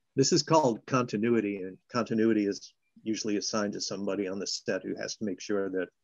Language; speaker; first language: English; native; English